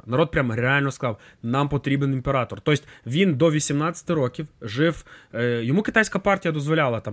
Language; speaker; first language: Ukrainian; native; Ukrainian